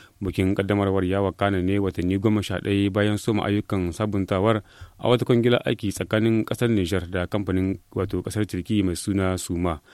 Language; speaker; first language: Hausa; native; Hausa